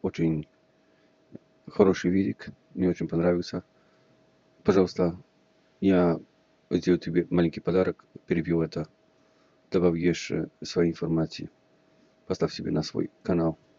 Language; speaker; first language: Russian; non-native, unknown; Polish